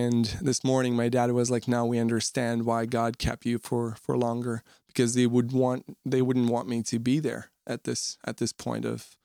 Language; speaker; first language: English; non-native, fluent; Ukrainian